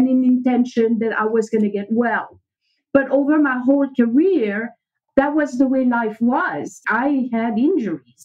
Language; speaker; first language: English; non-native, fluent; French